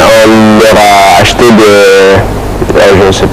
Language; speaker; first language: French; non-native, fluent; Arabic